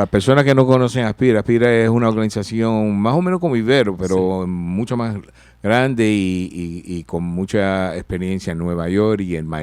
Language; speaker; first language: Spanish; early bilingual, heritage; Spanish